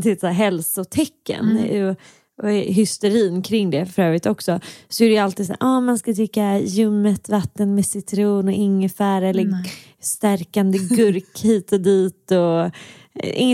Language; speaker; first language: Swedish; native; Swedish